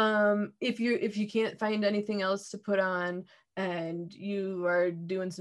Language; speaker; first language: English; native; English